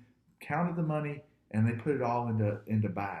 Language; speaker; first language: English; native; English